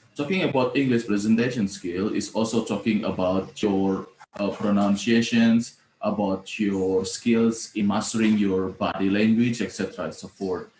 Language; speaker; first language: English; non-native, fluent; Indonesian